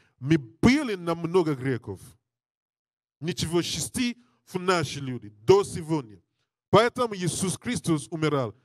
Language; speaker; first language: Russian; non-native, learner; English